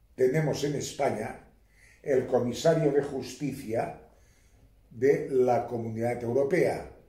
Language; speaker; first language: Spanish; native; Spanish